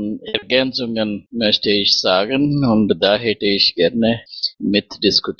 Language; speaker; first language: German; non-native, learner; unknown